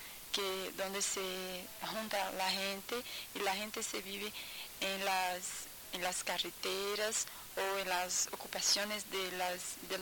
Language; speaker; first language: Spanish; non-native, learner; Portuguese